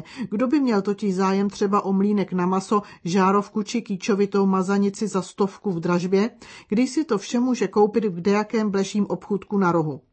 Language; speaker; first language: Czech; native; Czech